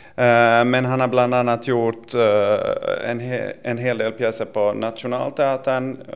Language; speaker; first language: Swedish; native; Swedish